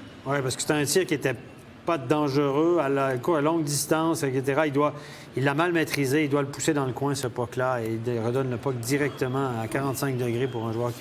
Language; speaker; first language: French; native; French